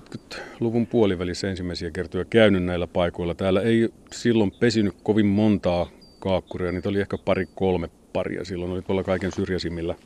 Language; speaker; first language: Finnish; native; Finnish